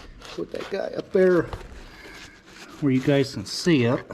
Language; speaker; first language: English; native; English